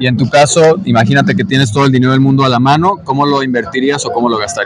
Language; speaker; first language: Spanish; native; Spanish